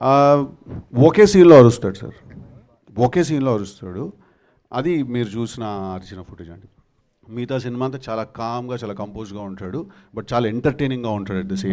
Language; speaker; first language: Telugu; native; Telugu